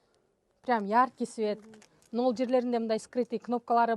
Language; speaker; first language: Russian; non-native, local second language; Kyrgyz